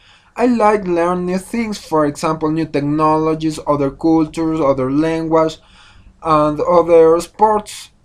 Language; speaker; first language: English; non-native, learner; Spanish